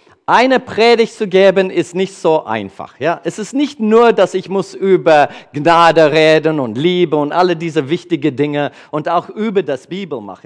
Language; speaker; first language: German; non-native, learner; English